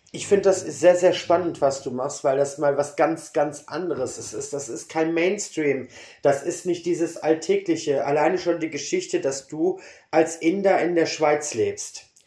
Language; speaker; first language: German; native; German